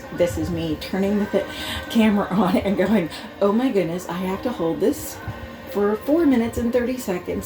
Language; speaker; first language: English; native; English